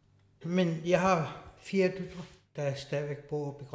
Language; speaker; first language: Danish; non-native, local second language; Kalaallisut